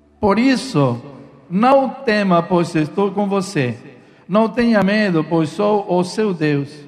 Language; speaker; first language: Portuguese; non-native, fluent; Spanish